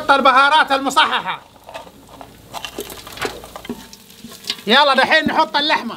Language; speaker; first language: Arabic; native; Arabic